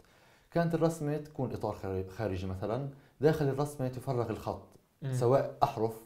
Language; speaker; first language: Arabic; native; Arabic